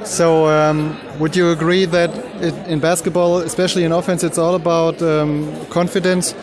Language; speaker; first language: English; non-native, fluent; German